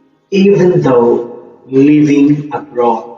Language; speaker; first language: English; non-native, local second language; Filipino